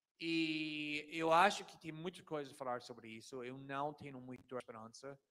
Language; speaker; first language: Portuguese; non-native, fluent; English